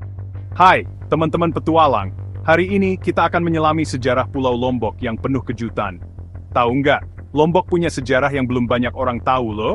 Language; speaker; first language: Indonesian; native; Indonesian